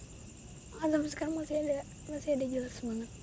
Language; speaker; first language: Indonesian; native; Indonesian